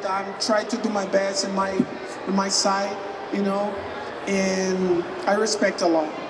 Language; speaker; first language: English; non-native, learner; Portuguese